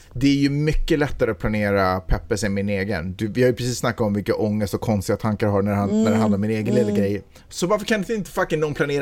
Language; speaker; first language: Swedish; native; Swedish